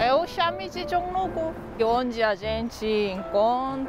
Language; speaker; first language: Portuguese; non-native, fluent; Korean